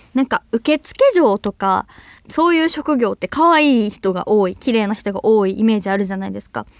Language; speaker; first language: Japanese; native; Japanese